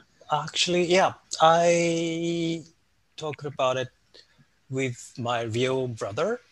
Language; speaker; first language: English; non-native, fluent; Japanese